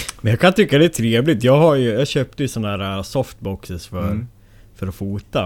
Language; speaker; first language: Swedish; native; Swedish